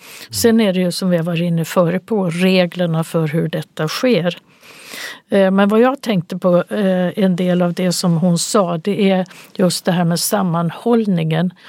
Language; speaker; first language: Swedish; native; Swedish